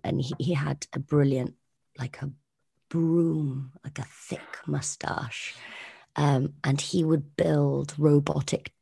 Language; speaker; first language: English; native; English